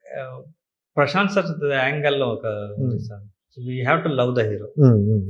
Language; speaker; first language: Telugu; non-native, learner; Kannada